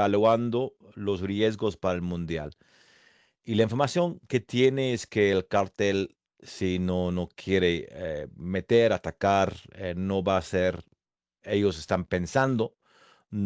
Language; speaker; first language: Spanish; non-native, fluent; English